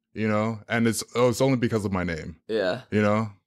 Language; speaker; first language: English; native; English